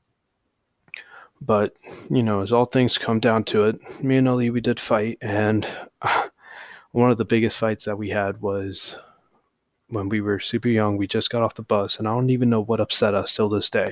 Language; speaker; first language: English; early bilingual, other home language; Hindi